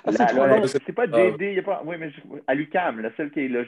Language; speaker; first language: French; native; French